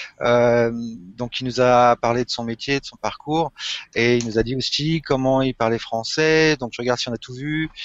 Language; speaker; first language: French; native; French